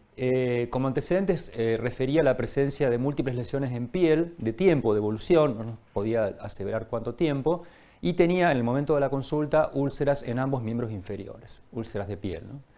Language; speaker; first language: Spanish; native; Spanish